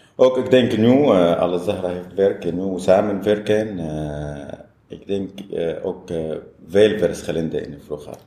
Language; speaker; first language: Dutch; non-native, learner; Arabic